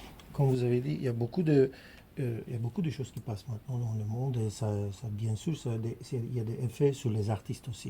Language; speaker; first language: French; non-native, fluent; Armenian